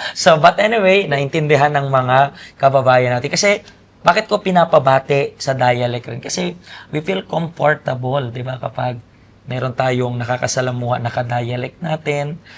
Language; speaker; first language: Filipino; native; Filipino